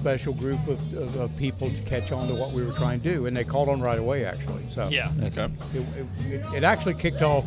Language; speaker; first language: English; native; English